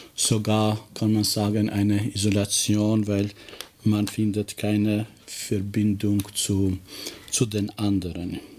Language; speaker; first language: German; non-native, fluent; Albanian